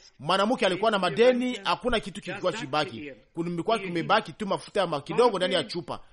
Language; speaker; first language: Swahili; native; Swahili